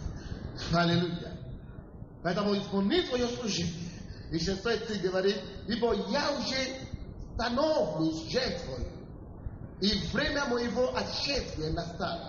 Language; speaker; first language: Russian; non-native, fluent; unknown